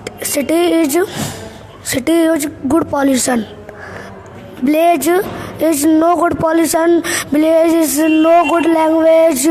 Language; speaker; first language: English; non-native, local second language; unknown